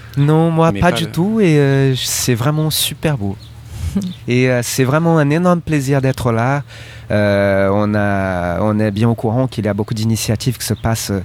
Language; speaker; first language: French; non-native, fluent; Portuguese